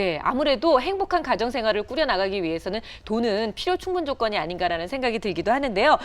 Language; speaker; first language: Korean; native; Korean